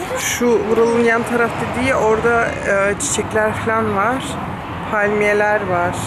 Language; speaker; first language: Turkish; early bilingual, heritage; Turkish